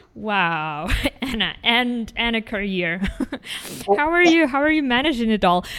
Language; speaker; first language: English; non-native, fluent; Ukrainian